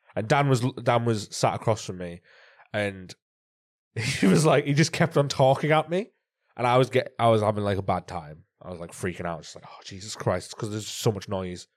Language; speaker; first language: English; native; English